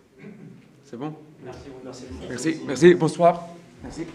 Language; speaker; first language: French; non-native, learner; Portuguese